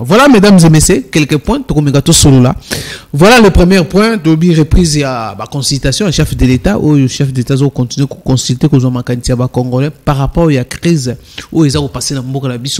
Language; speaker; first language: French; non-native, local second language; Lingala